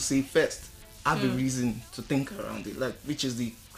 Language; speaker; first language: English; non-native, local second language; Yoruba